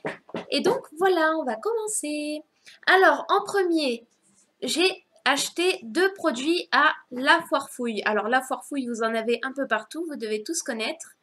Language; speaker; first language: French; native; French